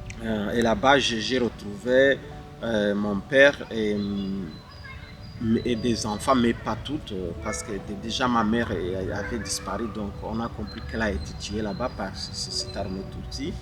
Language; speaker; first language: French; non-native, local second language; Kinyarwanda